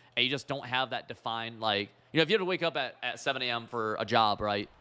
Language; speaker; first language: English; native; English